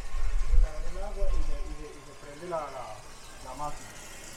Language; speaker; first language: Spanish; native; Spanish